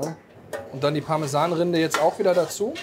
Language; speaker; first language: German; native; German